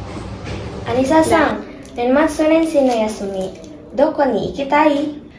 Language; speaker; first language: Japanese; non-native, learner; Indonesian